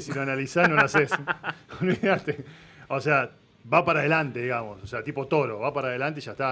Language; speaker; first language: Spanish; native; Spanish